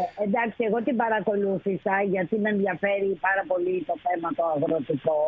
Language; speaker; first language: Greek; native; Greek